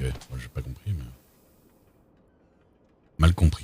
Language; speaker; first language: French; native; French